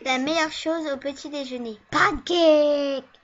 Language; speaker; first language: French; early bilingual, other home language; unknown